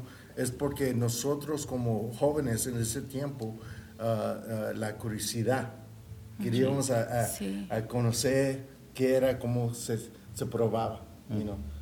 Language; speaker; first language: Spanish; early bilingual, heritage; Spanish